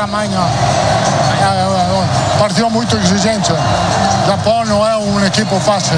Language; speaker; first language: Portuguese; non-native, learner; Italian